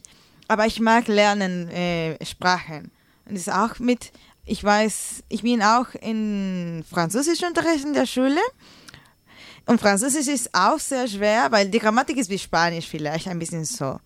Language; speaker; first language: German; non-native, learner; Spanish